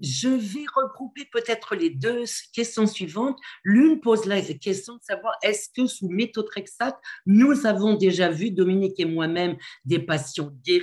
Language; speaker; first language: French; native; French